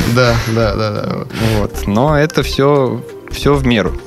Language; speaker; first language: Russian; non-native, fluent; Serbian